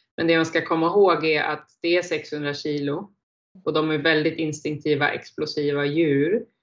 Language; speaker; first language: Swedish; native; Swedish